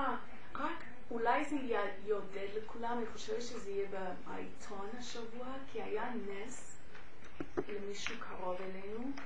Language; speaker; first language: Hebrew; non-native, fluent; English